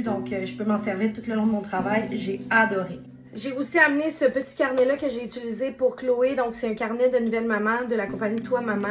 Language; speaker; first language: French; native; French